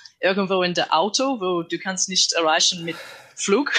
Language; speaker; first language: German; non-native, learner; English